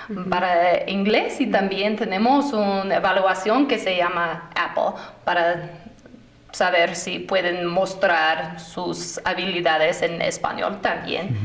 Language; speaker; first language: Spanish; non-native, fluent; English